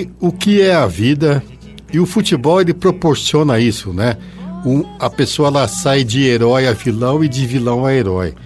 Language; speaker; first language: Portuguese; native; Portuguese